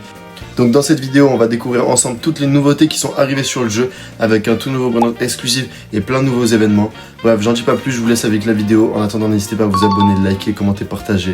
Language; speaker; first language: French; native; French